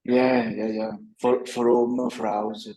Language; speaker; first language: English; non-native, learner; Italian